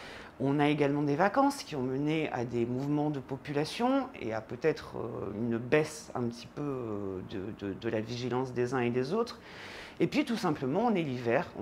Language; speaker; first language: French; native; French